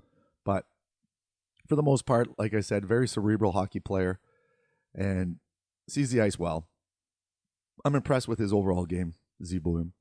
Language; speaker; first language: English; native; English